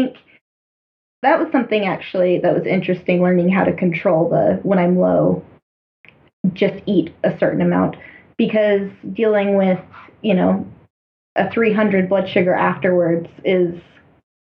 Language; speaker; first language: English; native; English